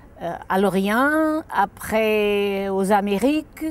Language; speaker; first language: French; non-native, fluent; Portuguese